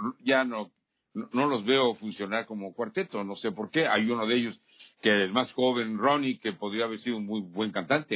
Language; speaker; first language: Spanish; native; Spanish